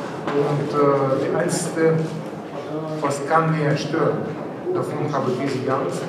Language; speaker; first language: German; non-native, learner; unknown